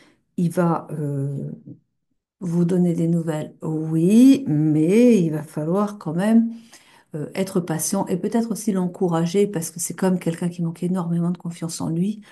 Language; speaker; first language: French; native; French